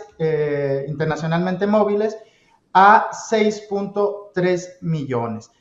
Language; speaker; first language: Spanish; native; Spanish